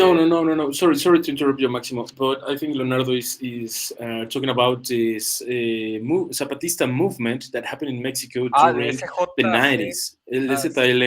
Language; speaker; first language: English; non-native, fluent; Spanish